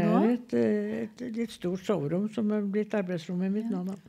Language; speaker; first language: Norwegian; native; Norwegian